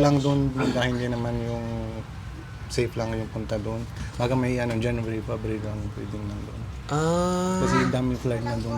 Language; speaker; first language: Filipino; non-native, learner; Punjabi